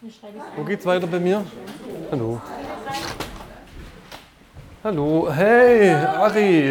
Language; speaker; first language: German; native; German